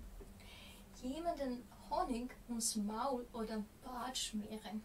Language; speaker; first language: German; non-native, fluent; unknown